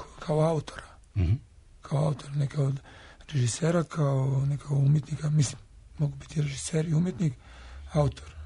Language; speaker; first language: Croatian; native; Croatian